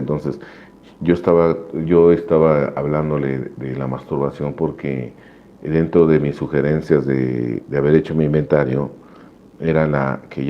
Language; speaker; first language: Spanish; native; Spanish